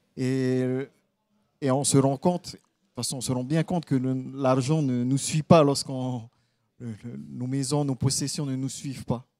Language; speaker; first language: French; native; French